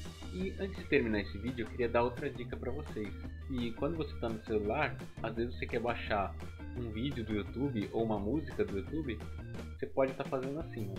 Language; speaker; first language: Portuguese; native; Portuguese